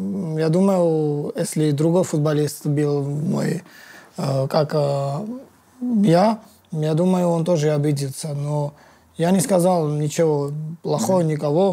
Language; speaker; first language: Russian; non-native, learner; Georgian